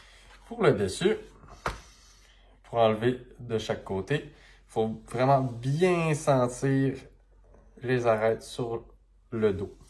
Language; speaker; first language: French; native; French